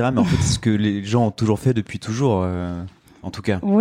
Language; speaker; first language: French; native; French